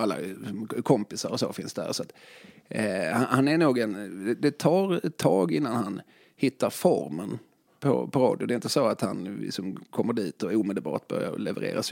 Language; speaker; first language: Swedish; native; Swedish